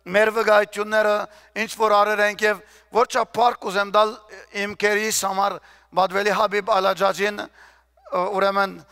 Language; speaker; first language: Armenian; early bilingual, heritage; Armenian